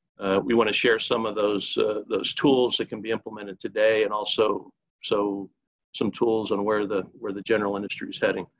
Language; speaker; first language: English; native; English